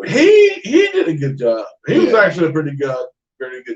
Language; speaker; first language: English; native; English